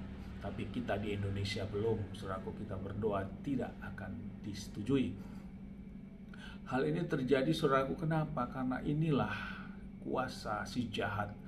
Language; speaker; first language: Indonesian; native; Indonesian